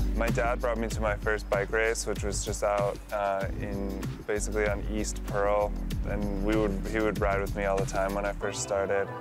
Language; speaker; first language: English; native; English